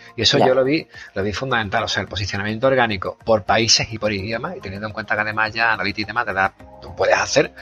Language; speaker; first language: Spanish; native; Spanish